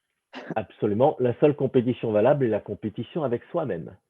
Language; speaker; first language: French; native; French